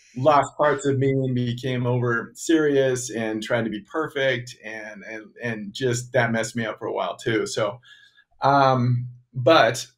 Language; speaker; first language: English; native; English